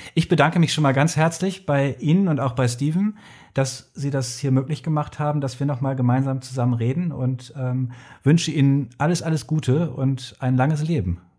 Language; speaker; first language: German; native; German